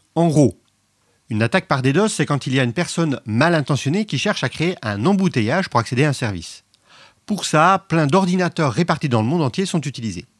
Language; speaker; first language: French; native; French